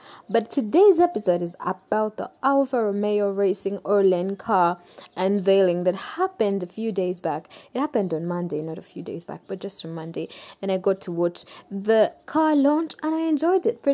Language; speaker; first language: English; non-native, local second language; Ganda